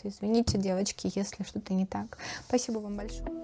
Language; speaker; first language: Russian; native; Russian